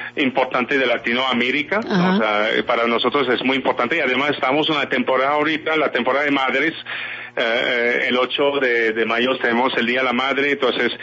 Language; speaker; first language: Spanish; non-native, fluent; French